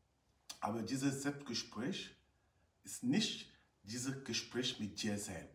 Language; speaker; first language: German; non-native, fluent; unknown